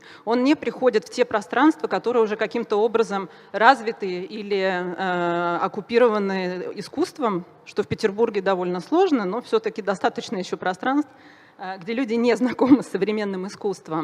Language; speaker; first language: Russian; native; Russian